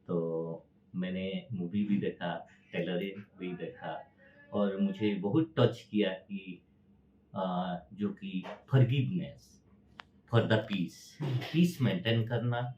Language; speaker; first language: Hindi; non-native, local second language; Odia